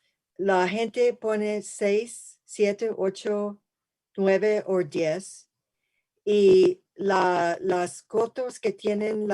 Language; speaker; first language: Spanish; early bilingual, heritage; English